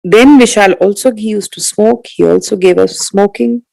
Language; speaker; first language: English; non-native, local second language; Hindi